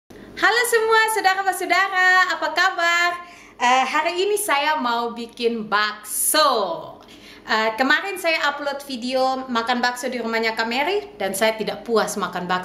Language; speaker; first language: Indonesian; non-native, local second language; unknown